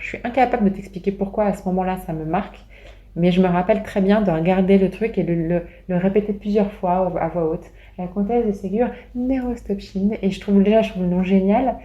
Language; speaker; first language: French; native; French